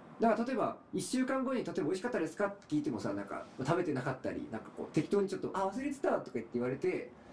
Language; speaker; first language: Japanese; native; Japanese